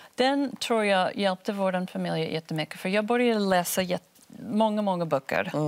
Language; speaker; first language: Swedish; non-native, fluent; Spanish